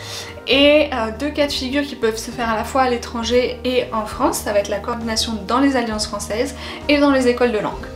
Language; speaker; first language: French; native; French